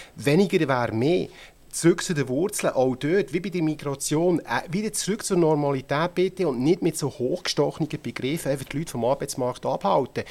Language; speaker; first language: German; native; German